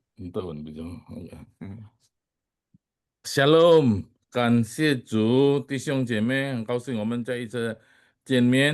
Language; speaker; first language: Chinese; early bilingual, heritage; Chinese